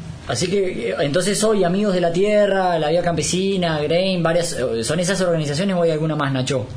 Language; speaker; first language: Spanish; native; Spanish